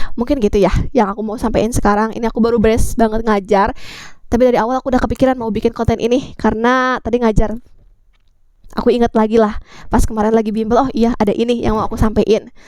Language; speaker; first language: Indonesian; native; Indonesian